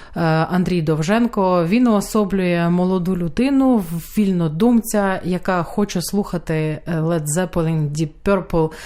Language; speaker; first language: Ukrainian; native; Ukrainian